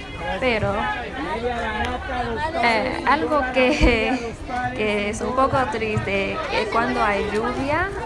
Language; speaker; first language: Spanish; non-native, fluent; English